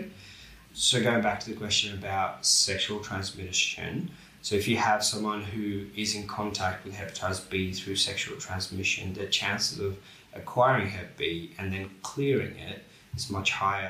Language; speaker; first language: English; non-native, local second language; Bangla